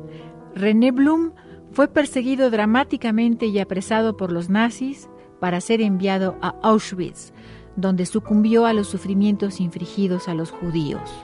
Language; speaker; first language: Spanish; native; Spanish